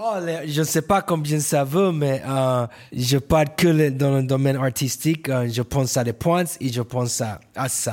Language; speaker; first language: French; non-native, learner; English